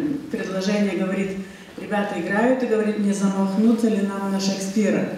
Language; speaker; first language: Russian; non-native, fluent; Lithuanian